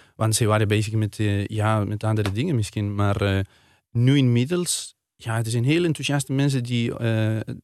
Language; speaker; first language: Dutch; non-native, fluent; Spanish